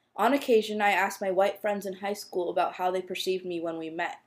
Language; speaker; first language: English; native; English